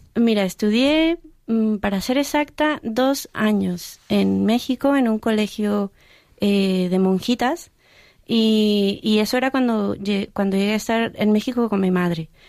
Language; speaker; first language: Spanish; early bilingual, heritage; Spanish